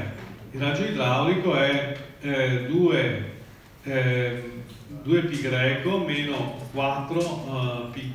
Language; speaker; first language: Italian; native; Italian